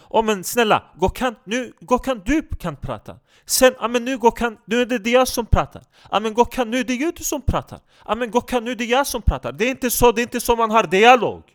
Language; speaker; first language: Swedish; non-native, fluent; Turkish